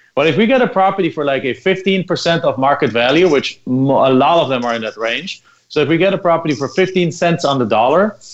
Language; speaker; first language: English; non-native, fluent; German